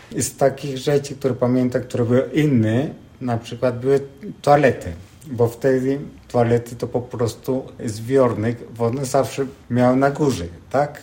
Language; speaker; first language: Polish; non-native, fluent; Spanish